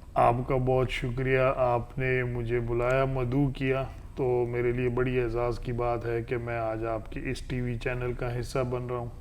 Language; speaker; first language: Urdu; non-native, local second language; Pashto